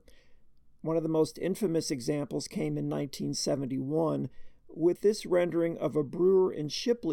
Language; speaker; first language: English; native; English